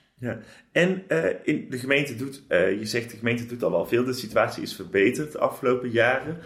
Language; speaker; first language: Dutch; native; Dutch